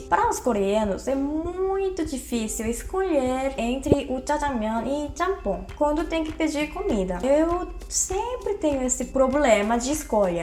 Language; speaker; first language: Portuguese; non-native, fluent; Korean